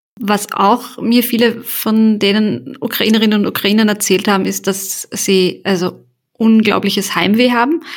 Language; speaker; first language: German; early bilingual, other home language; Bosnian